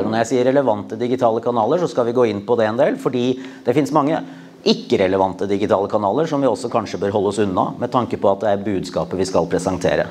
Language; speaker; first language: Norwegian; native; Norwegian